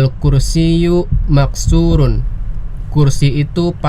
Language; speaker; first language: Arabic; non-native, learner; Indonesian